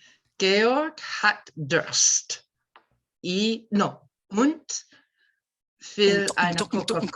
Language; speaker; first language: German; non-native, learner; English